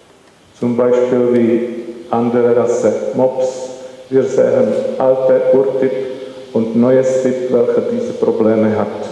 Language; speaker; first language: German; non-native, learner; Czech